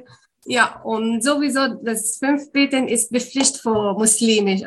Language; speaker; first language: German; non-native, learner; Arabic